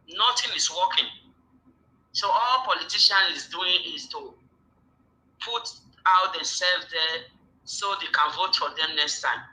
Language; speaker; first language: English; non-native, local second language; Bini